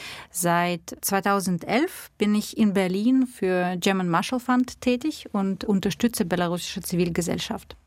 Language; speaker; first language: German; non-native, fluent; Russian